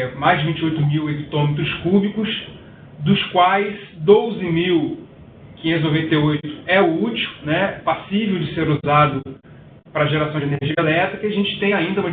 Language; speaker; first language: Portuguese; native; Portuguese